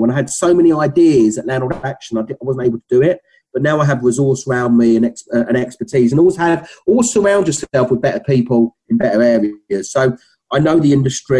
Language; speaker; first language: English; native; English